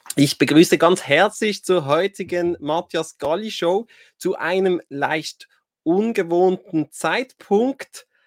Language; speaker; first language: German; native; German